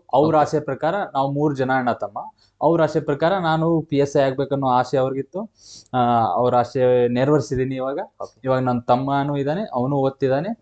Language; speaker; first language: Kannada; non-native, local second language; Lambadi